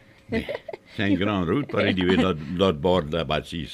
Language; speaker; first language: French; early bilingual, heritage; French